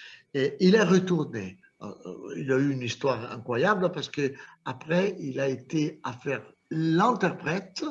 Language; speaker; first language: French; non-native, fluent; Italian